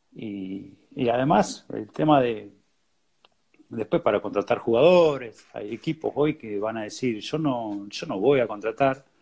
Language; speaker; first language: Spanish; native; Spanish